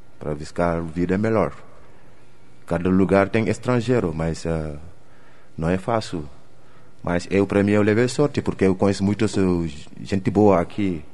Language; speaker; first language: Portuguese; non-native, learner; Wolof